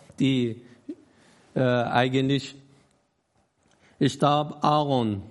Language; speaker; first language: German; non-native, learner; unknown